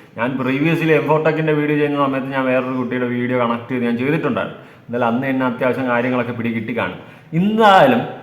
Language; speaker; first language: Malayalam; native; Malayalam